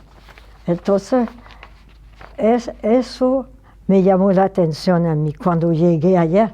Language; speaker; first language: Spanish; non-native, fluent; French